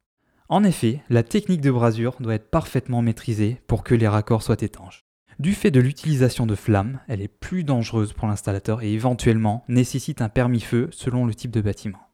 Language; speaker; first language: French; native; French